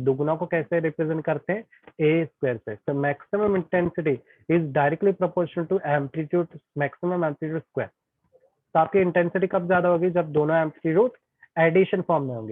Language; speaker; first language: Hindi; native; Hindi